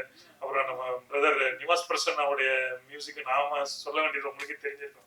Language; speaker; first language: Tamil; native; Tamil